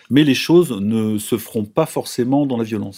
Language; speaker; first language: French; native; French